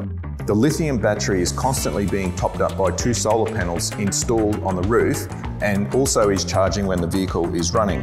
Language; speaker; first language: English; native; English